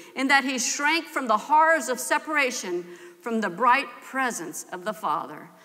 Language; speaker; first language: English; native; English